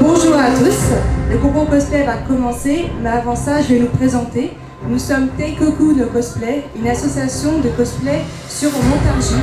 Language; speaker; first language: French; native; French